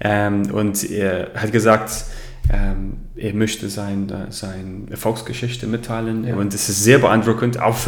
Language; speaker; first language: German; non-native, learner; English